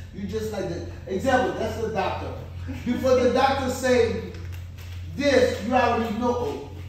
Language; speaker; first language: English; non-native, learner; Haitian Creole